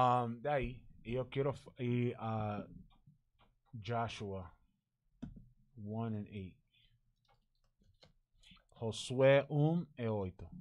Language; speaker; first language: Portuguese; non-native, learner; Spanish